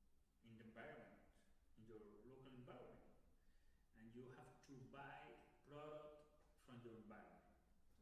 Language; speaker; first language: English; non-native, learner; Spanish